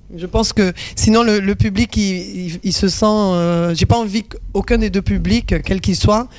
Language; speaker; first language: French; native; French